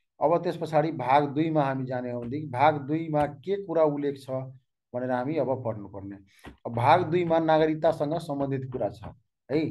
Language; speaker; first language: Nepali; non-native, local second language; Maithili